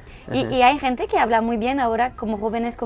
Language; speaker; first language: Spanish; non-native, learner; French